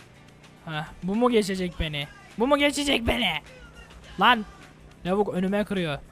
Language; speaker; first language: Turkish; native; Turkish